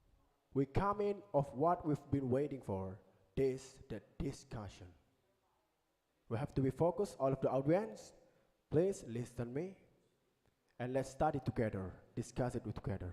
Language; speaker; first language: English; non-native, learner; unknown